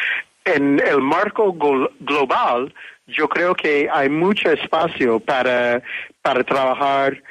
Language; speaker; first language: Spanish; non-native, fluent; English